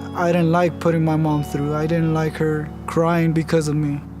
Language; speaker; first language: English; early bilingual, other home language; Spanish